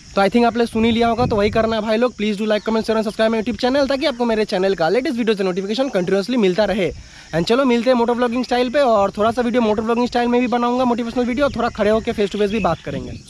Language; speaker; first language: Hindi; non-native, local second language; Bangla